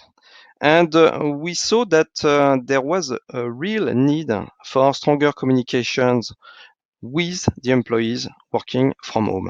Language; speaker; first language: English; non-native, fluent; French